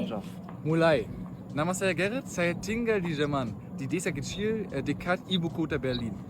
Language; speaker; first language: Indonesian; non-native, learner; German